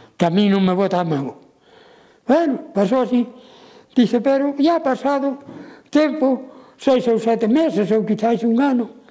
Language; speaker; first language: Galician; native; Galician